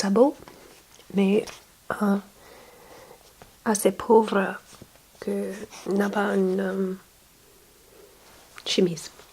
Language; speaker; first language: French; non-native, learner; English